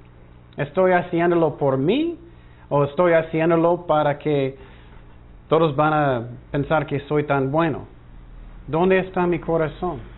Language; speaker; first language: Spanish; non-native, fluent; English